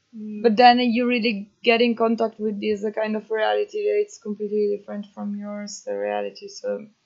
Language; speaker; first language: English; non-native, fluent; Italian